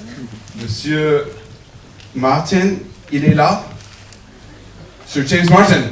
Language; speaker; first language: French; non-native, fluent; English